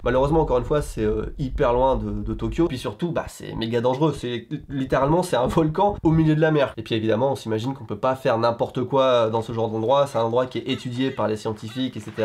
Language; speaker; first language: French; native; French